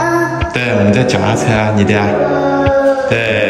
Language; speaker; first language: Chinese; non-native, fluent; Thai